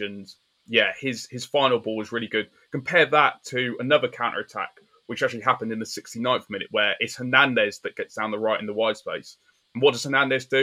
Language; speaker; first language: English; native; English